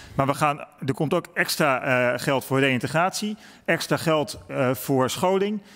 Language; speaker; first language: Dutch; native; Dutch